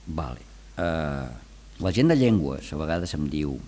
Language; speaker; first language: Catalan; native; Catalan